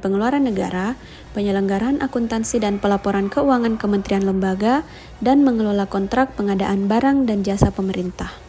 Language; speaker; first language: Indonesian; native; Indonesian